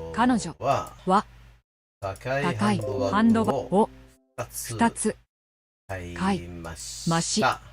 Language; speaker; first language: Japanese; non-native, learner; English